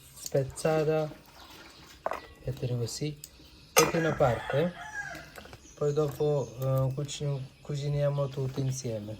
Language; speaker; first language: Italian; non-native, learner; Malayalam